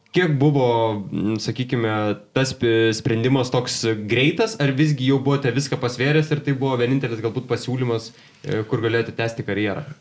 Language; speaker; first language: Lithuanian; native; Lithuanian